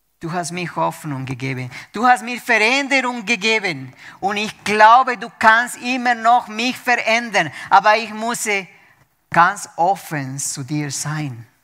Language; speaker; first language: German; non-native, fluent; Spanish